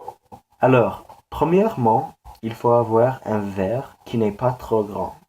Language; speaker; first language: French; non-native, learner; English